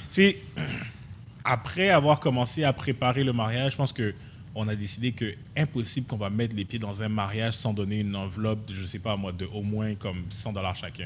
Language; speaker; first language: French; early bilingual, other home language; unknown